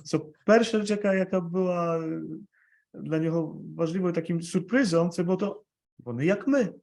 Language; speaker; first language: Ukrainian; non-native, fluent; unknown